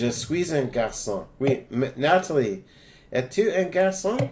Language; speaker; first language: French; non-native, learner; English